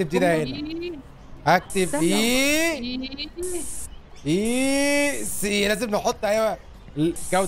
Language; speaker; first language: Arabic; native; Arabic